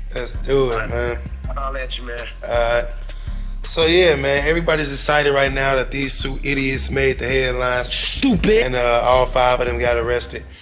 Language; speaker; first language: English; native; English